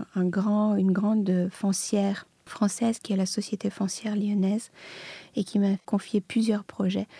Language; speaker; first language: French; non-native, fluent; Serbian